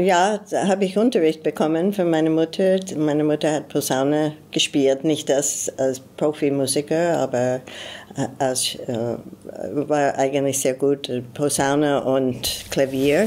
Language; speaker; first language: German; non-native, fluent; English